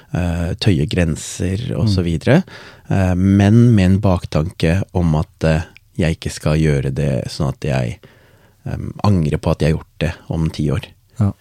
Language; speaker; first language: Norwegian; non-native, local second language; Tamil